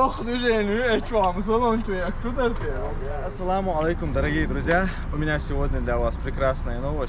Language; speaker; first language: Russian; non-native, local second language; Chechen